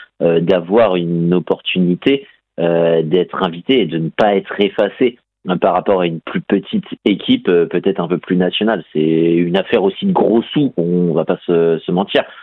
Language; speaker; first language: French; native; French